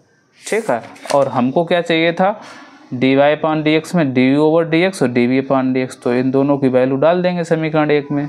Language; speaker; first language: Hindi; native; Hindi